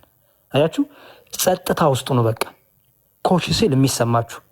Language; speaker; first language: Amharic; native; Amharic